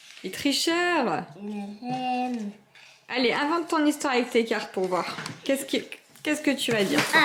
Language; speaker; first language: French; native; French